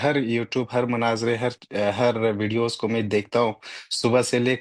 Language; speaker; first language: Urdu; native; Urdu